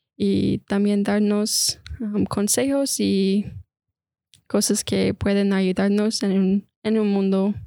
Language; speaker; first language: Spanish; non-native, fluent; English